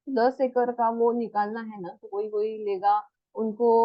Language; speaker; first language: Hindi; non-native, local second language; Marathi